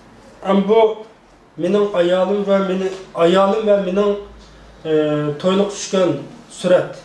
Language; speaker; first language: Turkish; non-native, learner; Uyghur